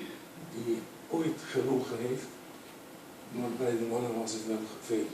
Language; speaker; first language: Dutch; non-native, fluent; Arabic